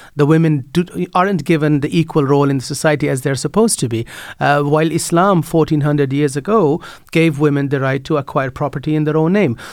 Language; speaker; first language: English; non-native, fluent; Dutch